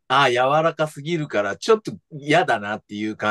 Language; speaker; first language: Japanese; native; Japanese